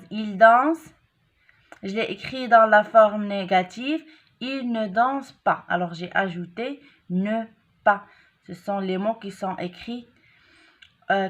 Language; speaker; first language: French; non-native, local second language; Arabic